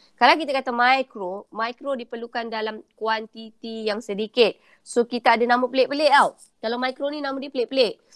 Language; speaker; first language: Malay; native; Malay